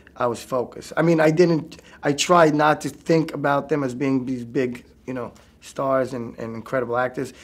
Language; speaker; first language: English; native; English